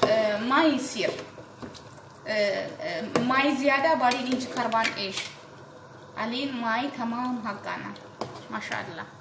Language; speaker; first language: Arabic; non-native, learner; Amharic